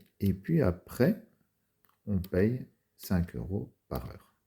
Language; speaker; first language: French; native; French